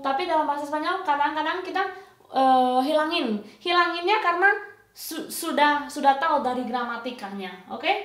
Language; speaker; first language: Indonesian; non-native, fluent; Spanish